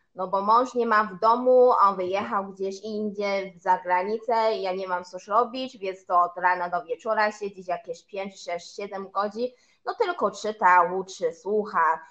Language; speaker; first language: Polish; non-native, learner; Chinese